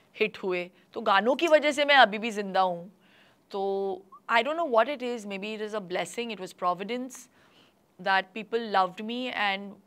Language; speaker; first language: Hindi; non-native, local second language; Tulu